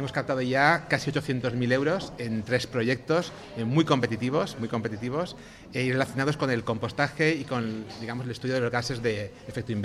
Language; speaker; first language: Spanish; native; Spanish